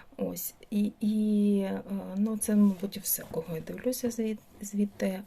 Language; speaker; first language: Ukrainian; non-native, local second language; Russian